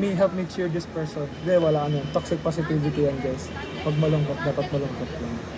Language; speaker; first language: Filipino; native; Filipino